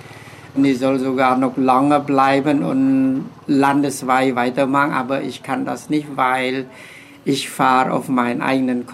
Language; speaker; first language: German; non-native, fluent; Khmer